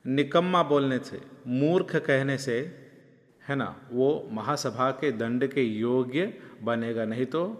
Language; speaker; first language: Hindi; non-native, local second language; Malayalam